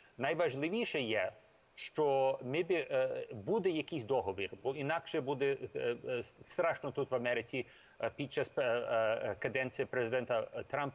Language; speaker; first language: Ukrainian; early bilingual, heritage; English